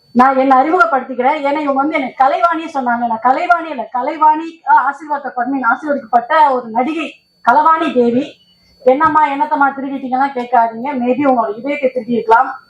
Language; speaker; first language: Tamil; non-native, local second language; Telugu